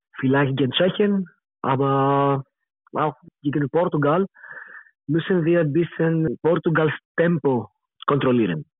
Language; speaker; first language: German; non-native, learner; Greek